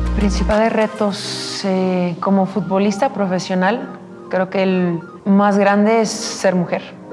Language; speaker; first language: Spanish; early bilingual, heritage; Spanish